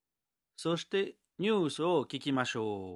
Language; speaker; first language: Japanese; non-native, learner; French